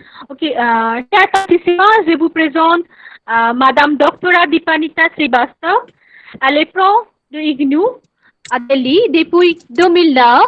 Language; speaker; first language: French; non-native, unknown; Bangla